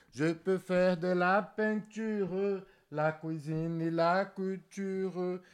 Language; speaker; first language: French; non-native, fluent; Portuguese